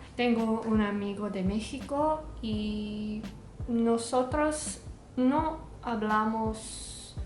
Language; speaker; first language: Spanish; non-native, learner; English